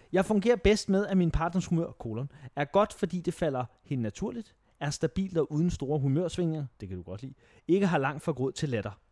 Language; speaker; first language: Danish; native; Danish